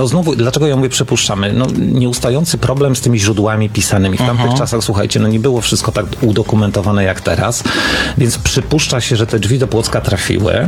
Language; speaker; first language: Polish; native; Polish